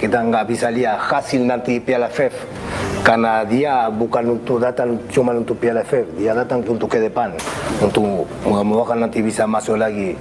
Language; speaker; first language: Indonesian; non-native, local second language; Spanish